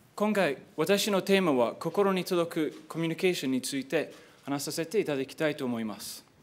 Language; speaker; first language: Japanese; non-native, fluent; English